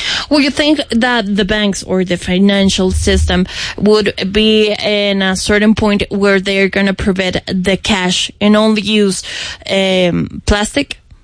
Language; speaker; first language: English; non-native, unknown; Spanish